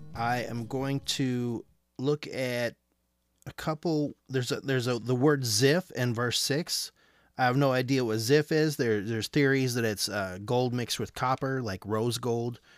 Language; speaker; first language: English; native; English